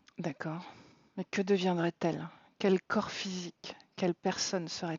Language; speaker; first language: French; native; French